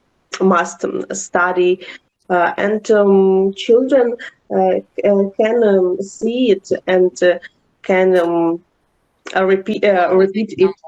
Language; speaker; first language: English; non-native, learner; Ukrainian